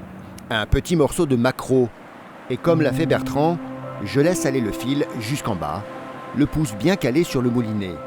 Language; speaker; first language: French; native; French